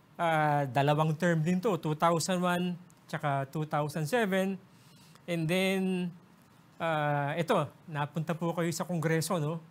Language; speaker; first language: Filipino; native; Filipino